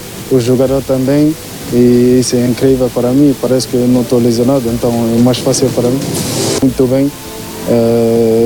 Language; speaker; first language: Portuguese; non-native, learner; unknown